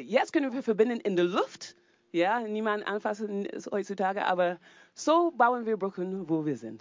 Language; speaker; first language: German; non-native, fluent; English